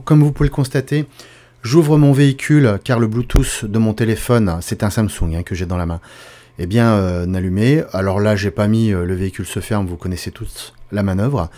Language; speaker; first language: French; native; French